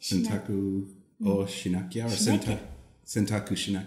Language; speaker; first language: Japanese; non-native, learner; English